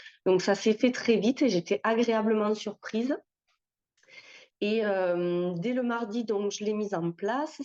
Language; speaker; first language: French; native; French